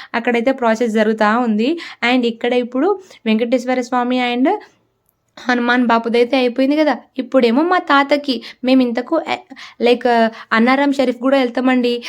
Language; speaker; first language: Telugu; non-native, local second language; Lambadi